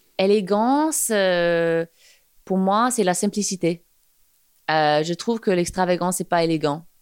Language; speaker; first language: French; non-native, fluent; English